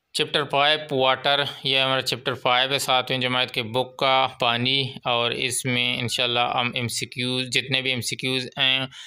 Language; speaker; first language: Urdu; non-native, local second language; Pashto